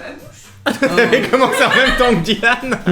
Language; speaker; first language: French; native; French